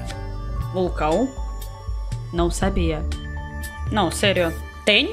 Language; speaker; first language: Portuguese; non-native, learner; Russian